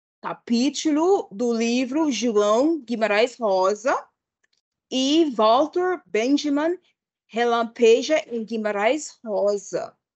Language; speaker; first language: Portuguese; non-native, fluent; English